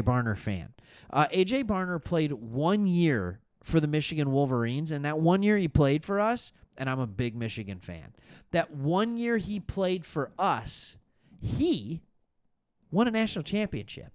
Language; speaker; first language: English; native; English